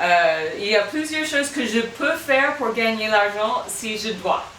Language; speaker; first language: French; non-native, fluent; English